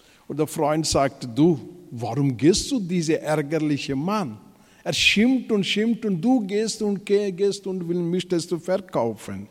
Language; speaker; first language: German; non-native, fluent; Telugu